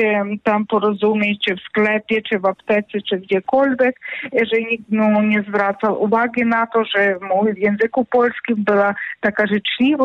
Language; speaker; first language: Polish; non-native, fluent; Ukrainian